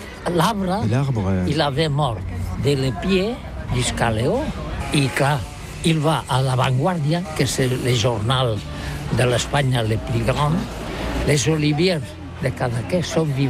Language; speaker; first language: French; non-native, learner; Catalan